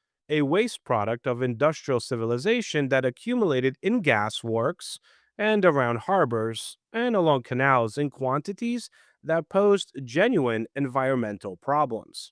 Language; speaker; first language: English; native; English